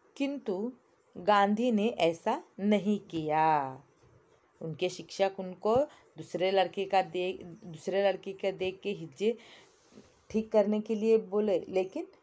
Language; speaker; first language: Hindi; non-native, local second language; Kannada